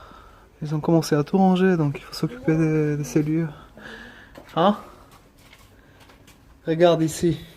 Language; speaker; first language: French; early bilingual, other home language; Spanish